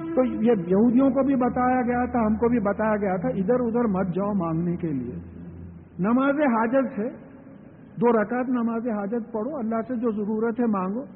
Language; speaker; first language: Urdu; native; Urdu